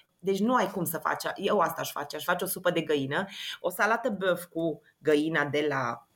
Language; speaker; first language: Romanian; native; Romanian